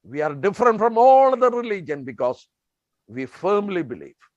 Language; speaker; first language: English; non-native, local second language; Malayalam